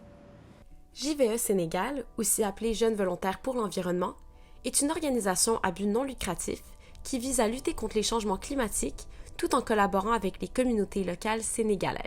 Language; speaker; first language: French; native; French